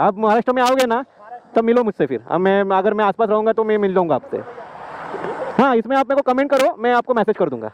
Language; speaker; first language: Hindi; non-native, local second language; Marathi